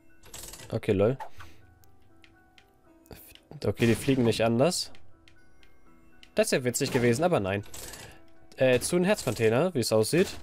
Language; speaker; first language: German; native; German